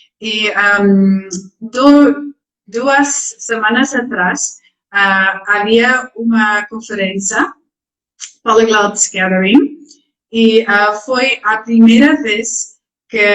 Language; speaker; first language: Portuguese; non-native, learner; Dutch